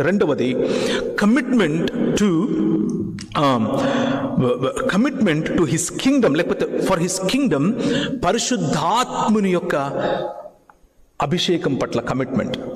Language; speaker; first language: English; non-native, local second language; Telugu